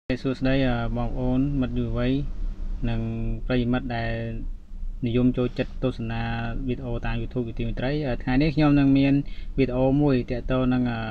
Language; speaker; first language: Khmer; native; Khmer